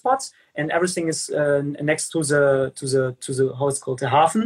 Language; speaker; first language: English; non-native, fluent; German